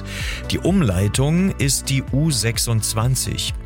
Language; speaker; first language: German; native; German